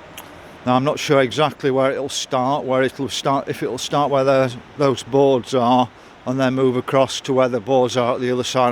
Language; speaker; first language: English; native; English